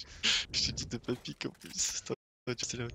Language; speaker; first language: French; native; French